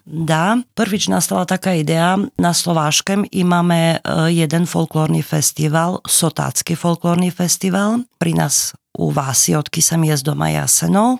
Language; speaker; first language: Slovenian; non-native, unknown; Slovak